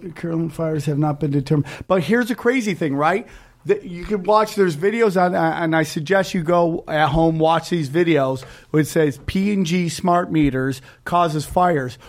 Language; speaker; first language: English; native; English